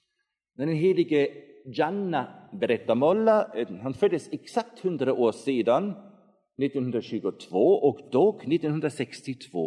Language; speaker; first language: Swedish; non-native, fluent; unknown